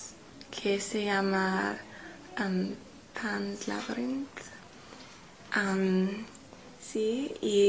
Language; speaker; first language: Spanish; non-native, learner; English